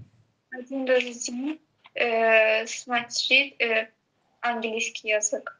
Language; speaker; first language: Russian; non-native, learner; Azerbaijani